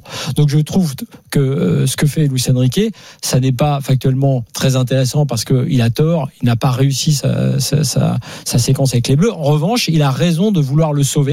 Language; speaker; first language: French; native; French